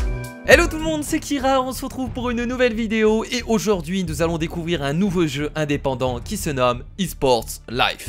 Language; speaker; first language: French; native; French